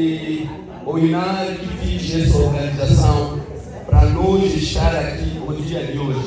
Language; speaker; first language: Portuguese; non-native, learner; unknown